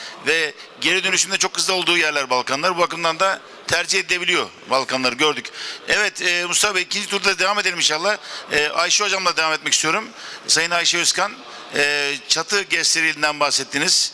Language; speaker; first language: Turkish; native; Turkish